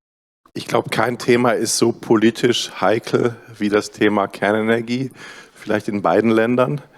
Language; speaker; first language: German; native; German